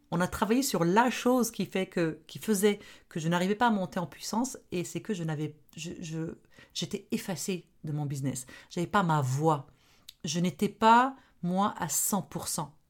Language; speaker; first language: French; non-native, local second language; Arabic